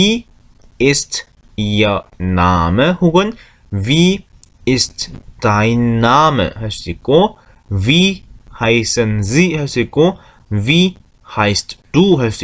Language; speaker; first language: German; non-native, learner; Korean